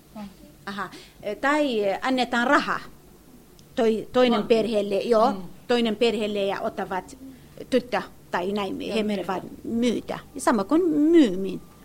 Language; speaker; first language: Finnish; non-native, learner; Kurdish